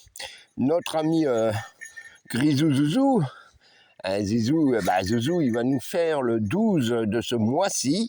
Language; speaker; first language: French; native; French